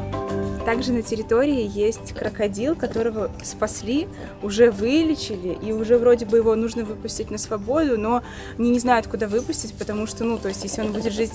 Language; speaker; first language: Russian; native; Russian